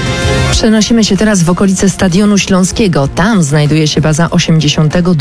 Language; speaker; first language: Polish; native; Polish